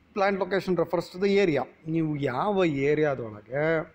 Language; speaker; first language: English; non-native, local second language; Kannada